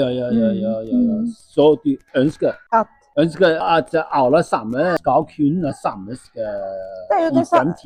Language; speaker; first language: Norwegian; non-native, learner; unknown